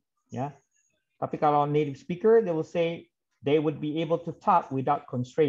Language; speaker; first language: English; non-native, fluent; Indonesian